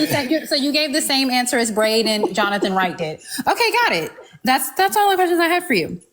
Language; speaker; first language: English; native; English